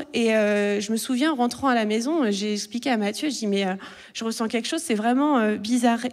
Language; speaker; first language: French; native; French